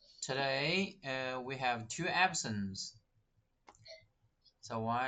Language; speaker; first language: English; non-native, fluent; Chinese